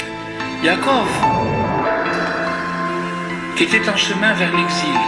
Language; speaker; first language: French; native; French